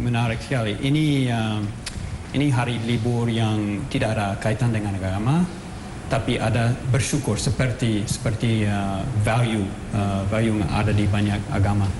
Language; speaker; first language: Indonesian; non-native, fluent; English